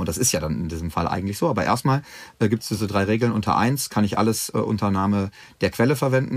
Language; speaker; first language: German; native; German